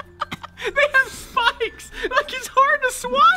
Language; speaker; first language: English; native; English